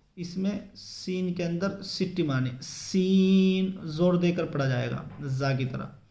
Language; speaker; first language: Urdu; native; Urdu